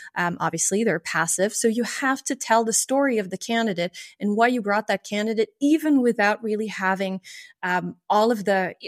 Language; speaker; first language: English; non-native, fluent; French